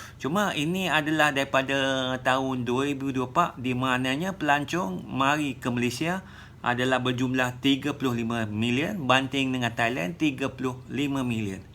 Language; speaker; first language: Malay; native; Malay